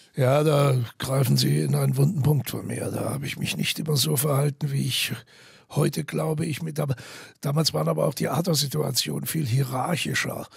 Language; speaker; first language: German; native; German